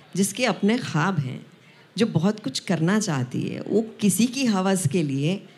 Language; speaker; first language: Hindi; non-native, local second language; Punjabi